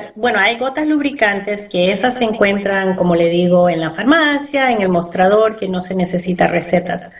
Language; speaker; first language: Spanish; early bilingual, heritage; Spanish